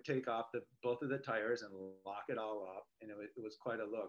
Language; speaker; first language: English; native; English